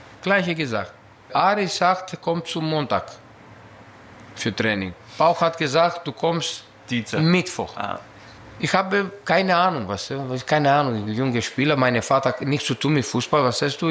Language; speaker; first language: German; non-native, learner; Greek